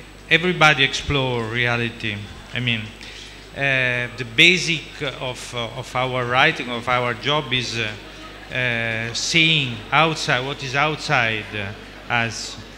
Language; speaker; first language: English; non-native, fluent; Italian